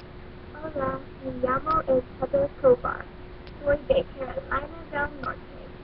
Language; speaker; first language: Spanish; non-native, learner; English